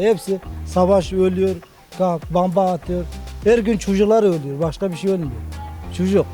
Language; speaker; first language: Turkish; non-native, learner; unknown